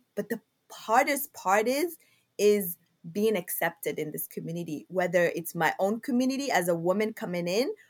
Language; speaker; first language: English; non-native, fluent; Somali